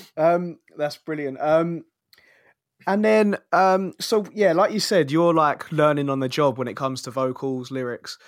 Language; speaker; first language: English; native; English